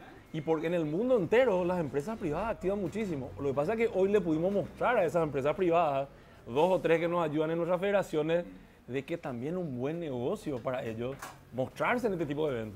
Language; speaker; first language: Spanish; native; Spanish